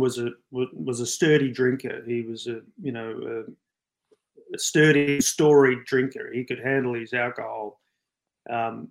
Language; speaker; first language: English; native; English